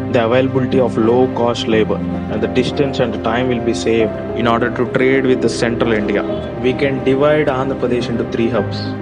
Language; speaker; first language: English; non-native, local second language; Telugu